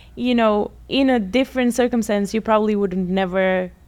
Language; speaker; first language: English; non-native, fluent; Bulgarian